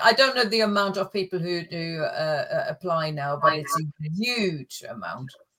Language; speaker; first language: English; early bilingual, other home language; German